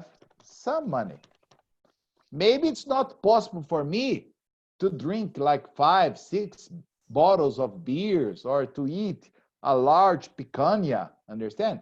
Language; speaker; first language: English; non-native, fluent; Portuguese